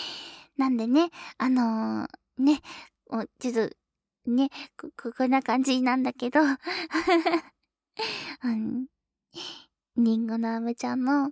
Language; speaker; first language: Japanese; native; Japanese